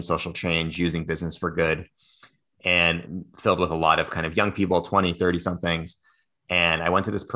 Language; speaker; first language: English; native; English